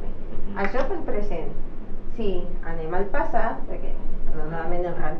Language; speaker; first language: Catalan; native; Catalan